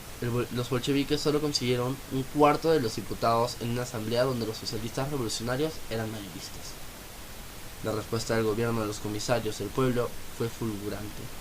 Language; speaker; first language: Spanish; native; Spanish